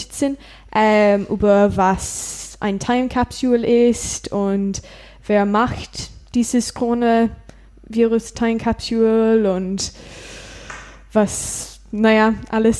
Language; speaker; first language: German; non-native, learner; English